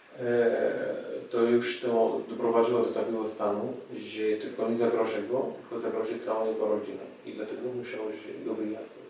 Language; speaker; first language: Polish; non-native, learner; Arabic